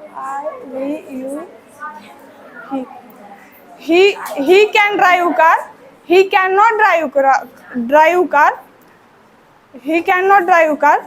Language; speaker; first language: English; non-native, learner; Marathi